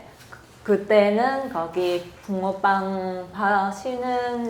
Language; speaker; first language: Korean; non-native, fluent; Vietnamese